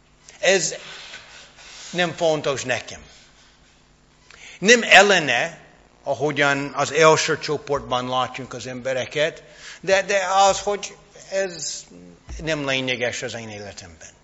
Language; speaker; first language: Hungarian; non-native, fluent; English